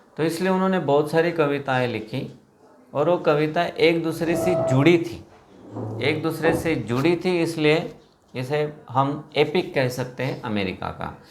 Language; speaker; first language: Hindi; non-native, local second language; Marathi